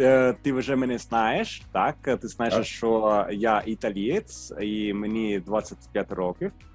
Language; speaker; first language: Ukrainian; non-native, fluent; Italian